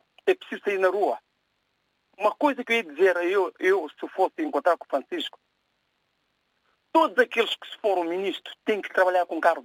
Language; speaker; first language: Portuguese; non-native, local second language; Kabuverdianu